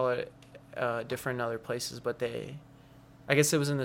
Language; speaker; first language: English; early bilingual, other home language; Spanish